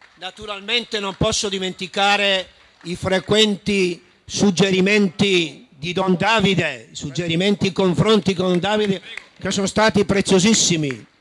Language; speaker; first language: Italian; native; Italian